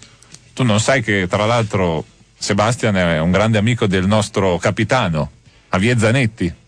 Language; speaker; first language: Italian; native; Italian